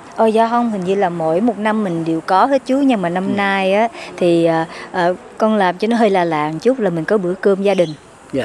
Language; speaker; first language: Vietnamese; native; Vietnamese